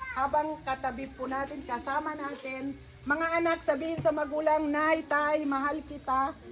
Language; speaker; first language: Filipino; non-native, local second language; Iloko